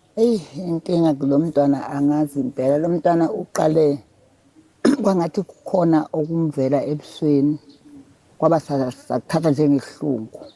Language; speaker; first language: Zulu; native; Zulu